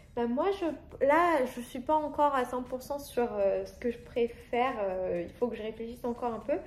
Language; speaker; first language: French; native; French